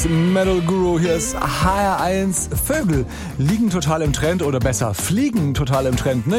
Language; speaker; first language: German; native; German